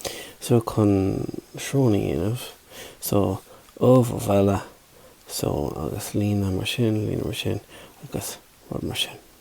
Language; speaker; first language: Irish; non-native, local second language; English